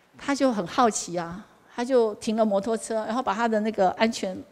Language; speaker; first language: Chinese; native; Chinese